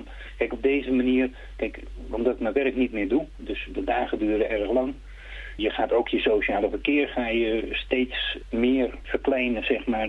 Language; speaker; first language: Dutch; native; Dutch